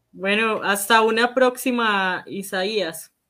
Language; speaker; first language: Spanish; native; Spanish